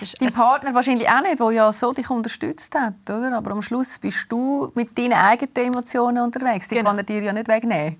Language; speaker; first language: German; native; German